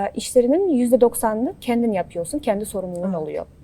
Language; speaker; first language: Turkish; non-native, fluent; Kazakh